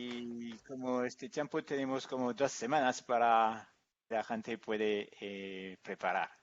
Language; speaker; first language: Spanish; non-native, fluent; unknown